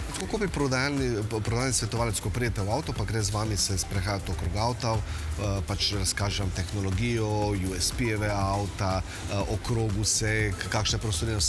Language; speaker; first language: Slovenian; native; Slovenian